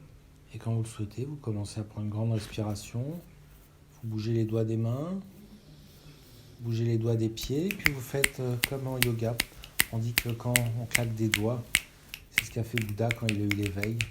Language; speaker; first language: French; native; French